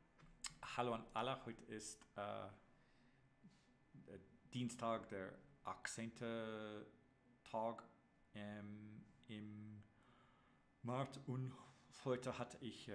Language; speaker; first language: German; non-native, learner; English